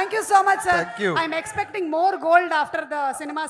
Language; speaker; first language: Telugu; native; Telugu